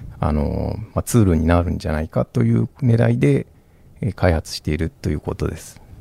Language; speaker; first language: Japanese; native; Japanese